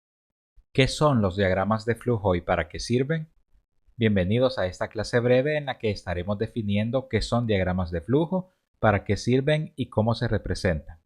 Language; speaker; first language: Spanish; native; Spanish